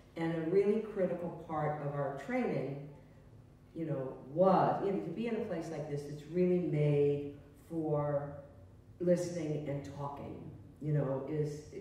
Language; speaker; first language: English; native; English